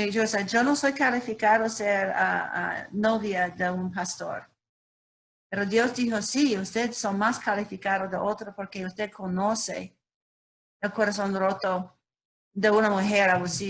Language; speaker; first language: Spanish; non-native, learner; English